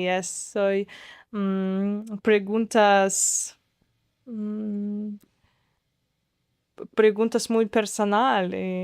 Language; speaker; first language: Spanish; non-native, learner; Russian